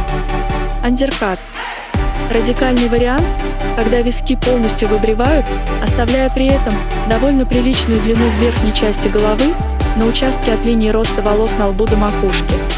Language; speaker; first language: Russian; native; Russian